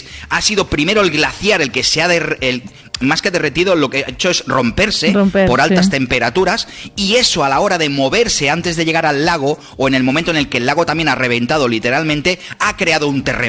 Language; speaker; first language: Spanish; native; Spanish